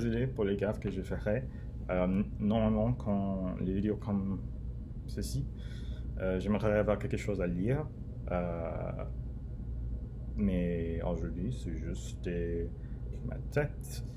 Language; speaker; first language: French; non-native, learner; English